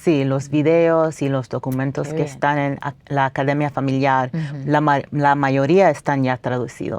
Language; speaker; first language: Spanish; non-native, fluent; English